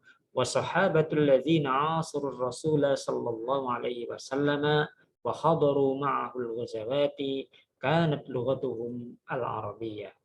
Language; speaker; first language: Arabic; non-native, fluent; Indonesian